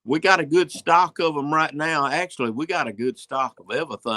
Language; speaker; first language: English; native; English